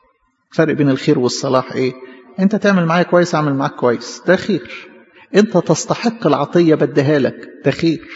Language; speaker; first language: Arabic; native; Arabic